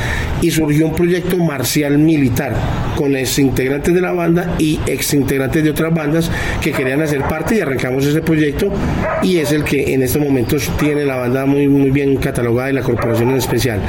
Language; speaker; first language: Spanish; native; Spanish